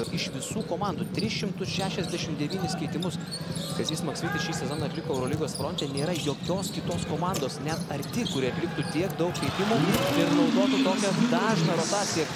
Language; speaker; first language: Lithuanian; native; Lithuanian